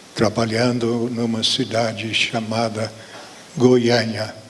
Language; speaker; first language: Portuguese; non-native, fluent; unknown